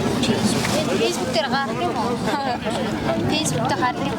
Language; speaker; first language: Mongolian; non-native, local second language; Kazakh